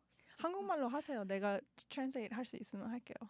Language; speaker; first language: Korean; early bilingual, heritage; Korean